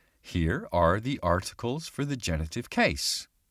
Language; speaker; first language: English; native; English